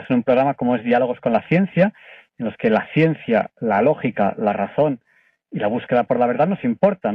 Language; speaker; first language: Spanish; native; Spanish